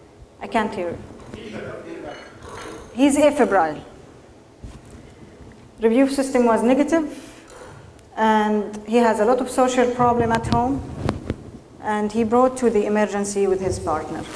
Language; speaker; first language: English; non-native, fluent; Arabic